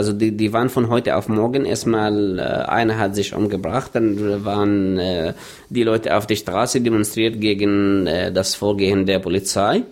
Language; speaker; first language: German; non-native, fluent; Arabic